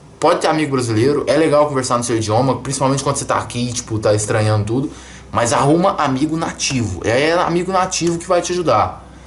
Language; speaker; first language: Portuguese; native; Portuguese